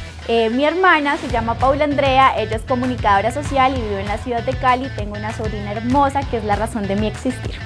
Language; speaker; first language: Spanish; native; Spanish